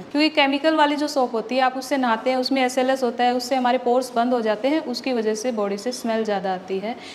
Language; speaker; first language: Hindi; native; Hindi